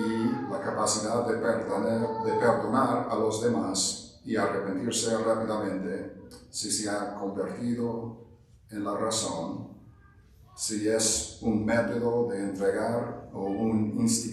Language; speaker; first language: Spanish; non-native, fluent; English